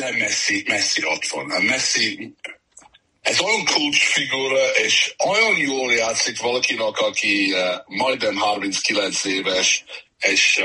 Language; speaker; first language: Hungarian; early bilingual, heritage; Hungarian